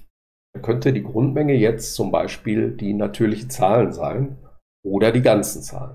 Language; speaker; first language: German; native; German